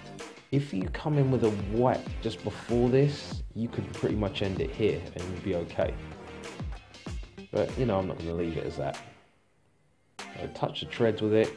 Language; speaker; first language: English; native; English